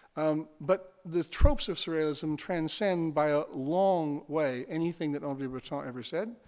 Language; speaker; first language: English; native; English